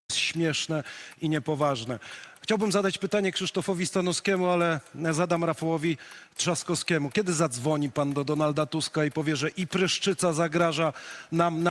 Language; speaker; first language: Polish; native; Polish